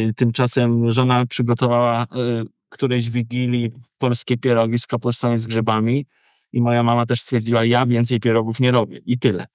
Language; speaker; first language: Polish; native; Polish